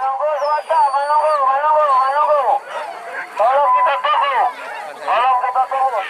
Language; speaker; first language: Indonesian; non-native, local second language; Minangkabau